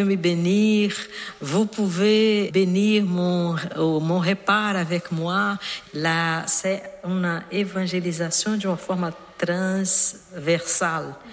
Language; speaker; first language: French; non-native, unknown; Portuguese